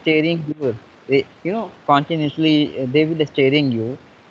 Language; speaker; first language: English; non-native, fluent; Hindi